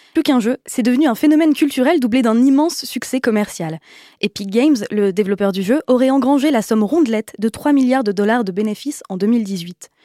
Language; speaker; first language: French; native; French